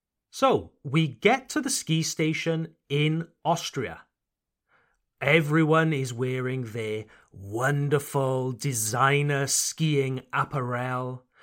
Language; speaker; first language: English; native; English